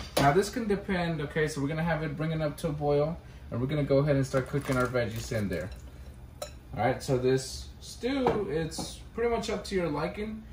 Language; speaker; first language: English; early bilingual, other home language; Spanish